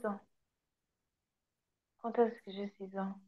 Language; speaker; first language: French; non-native, learner; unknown